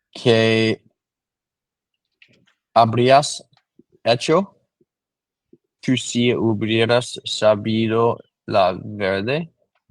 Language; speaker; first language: Spanish; non-native, learner; English